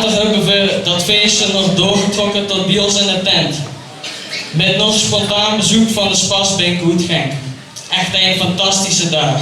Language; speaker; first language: Dutch; native; Dutch